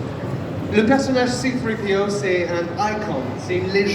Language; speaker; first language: French; non-native, fluent; English